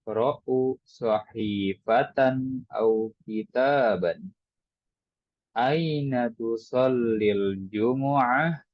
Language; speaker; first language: Arabic; non-native, local second language; Indonesian